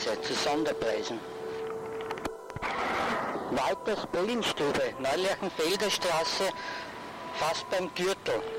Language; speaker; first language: German; native; German